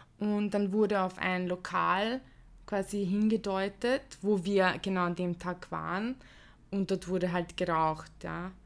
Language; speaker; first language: German; early bilingual, other home language; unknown